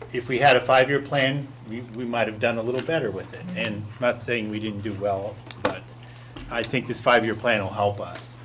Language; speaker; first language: English; native; English